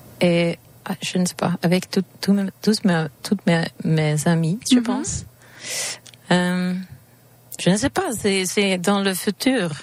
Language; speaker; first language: French; non-native, learner; Swedish